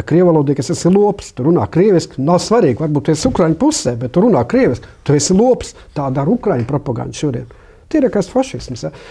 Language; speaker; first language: Latvian; non-native, local second language; Russian